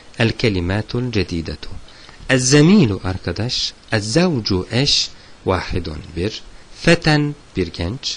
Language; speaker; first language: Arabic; non-native, fluent; Turkish